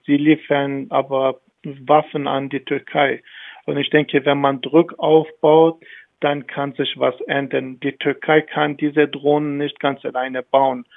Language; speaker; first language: German; non-native, fluent; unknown